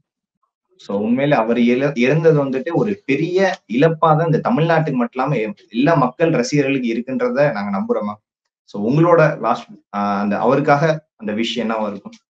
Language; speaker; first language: Tamil; native; Tamil